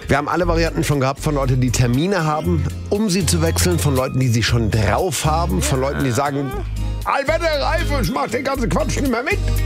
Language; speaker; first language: German; native; German